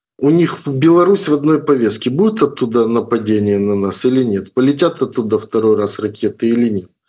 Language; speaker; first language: Russian; native; Russian